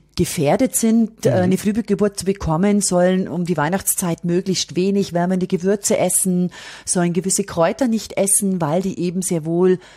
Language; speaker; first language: German; native; German